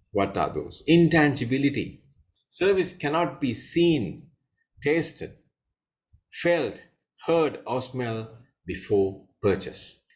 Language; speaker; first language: English; non-native, local second language; Sinhala